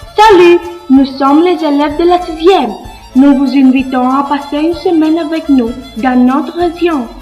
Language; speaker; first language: French; non-native, learner; Greek